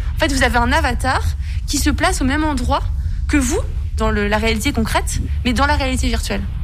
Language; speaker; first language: French; native; French